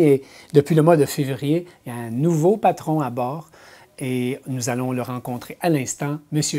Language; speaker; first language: French; native; French